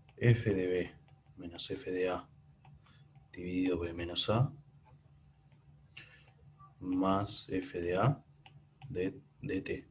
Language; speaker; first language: Spanish; native; Spanish